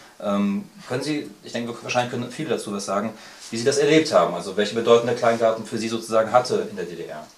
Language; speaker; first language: German; native; German